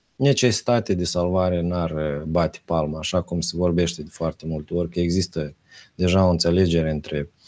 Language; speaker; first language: Romanian; native; Romanian